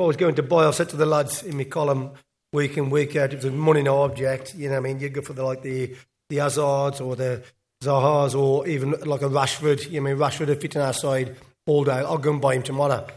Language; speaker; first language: English; native; English